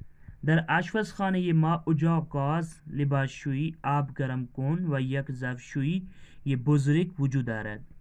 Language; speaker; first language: Persian; non-native, fluent; Urdu